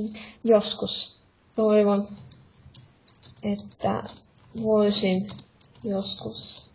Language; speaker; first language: Finnish; non-native, fluent; Russian